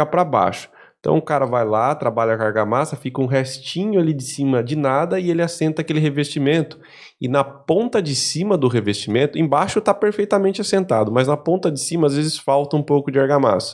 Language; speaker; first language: Portuguese; native; Portuguese